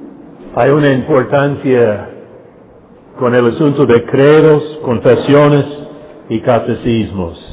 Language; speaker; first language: Spanish; non-native, fluent; English